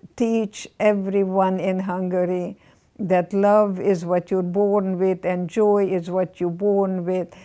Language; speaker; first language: English; non-native, fluent; Hungarian